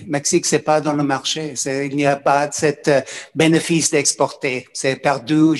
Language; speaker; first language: French; non-native, fluent; English